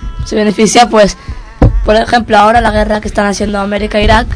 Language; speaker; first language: Spanish; early bilingual, other home language; Arabic